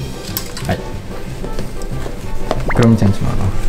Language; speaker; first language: Japanese; native; Japanese